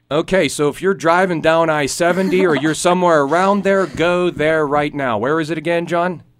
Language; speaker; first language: English; native; English